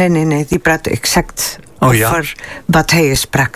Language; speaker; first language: Dutch; non-native, fluent; Spanish